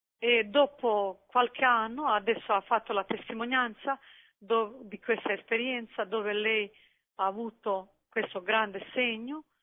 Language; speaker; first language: Italian; non-native, fluent; Croatian